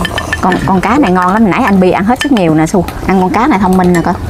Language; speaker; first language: Vietnamese; native; Vietnamese